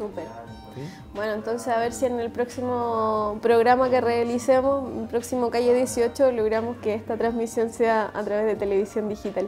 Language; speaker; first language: Spanish; native; Spanish